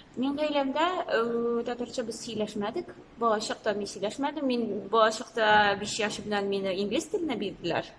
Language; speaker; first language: Tatar; non-native, local second language; Russian